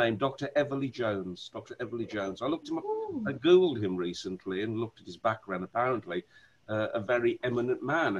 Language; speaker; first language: English; native; English